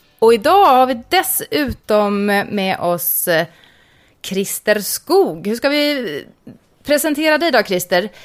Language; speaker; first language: Swedish; native; Swedish